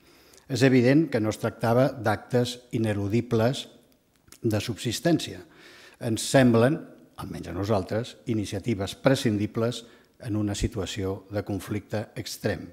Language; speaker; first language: Catalan; native; Catalan